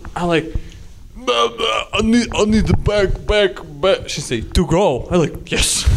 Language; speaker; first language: English; non-native, learner; Russian